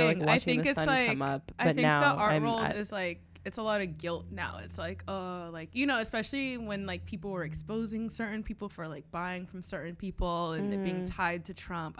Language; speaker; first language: English; native; English